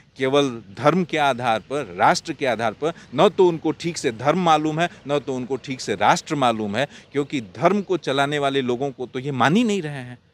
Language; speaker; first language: Hindi; native; Hindi